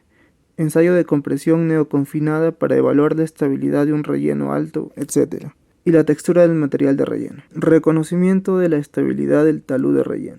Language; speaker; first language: Spanish; native; Spanish